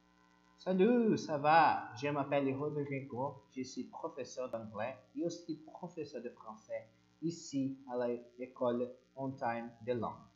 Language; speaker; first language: French; non-native, learner; Portuguese